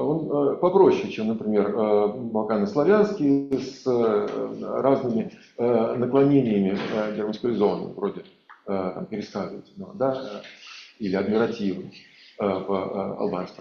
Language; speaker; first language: Russian; native; Russian